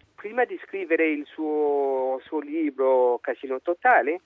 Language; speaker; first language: Italian; non-native, learner; French